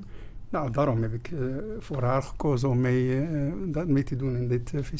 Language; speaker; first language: Dutch; non-native, fluent; Arabic